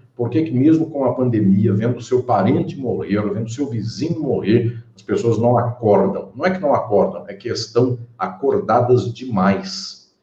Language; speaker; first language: Portuguese; native; Portuguese